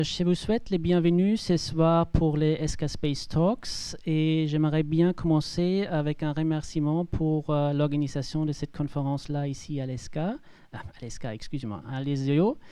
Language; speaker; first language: French; non-native, fluent; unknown